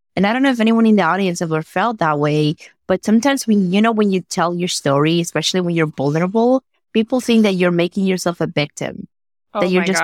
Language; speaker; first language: English; non-native, fluent; Spanish